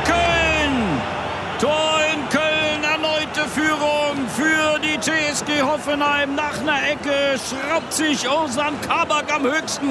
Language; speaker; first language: German; native; German